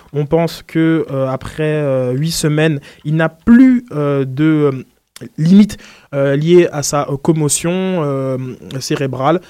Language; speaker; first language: French; native; French